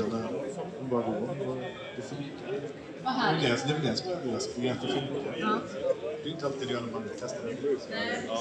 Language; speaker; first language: Swedish; native; Swedish